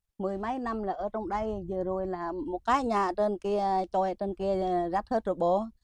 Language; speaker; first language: Vietnamese; non-native, local second language; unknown